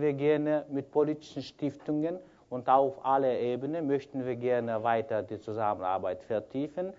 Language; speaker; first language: German; non-native, fluent; Kyrgyz